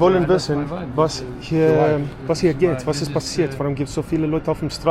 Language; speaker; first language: German; non-native, learner; English